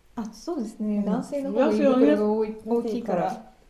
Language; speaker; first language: Japanese; non-native, fluent; Russian